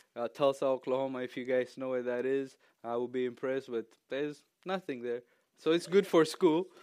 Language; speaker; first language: English; non-native, fluent; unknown